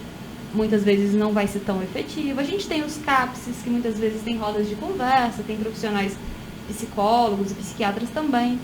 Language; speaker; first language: Portuguese; native; Portuguese